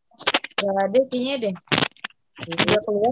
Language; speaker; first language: Indonesian; native; Indonesian